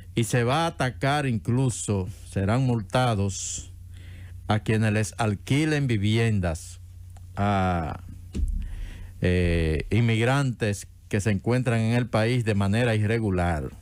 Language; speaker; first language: Spanish; native; Spanish